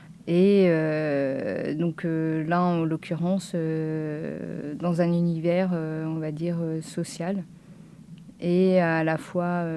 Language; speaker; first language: French; native; French